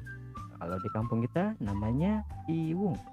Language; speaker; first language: Indonesian; non-native, local second language; Sundanese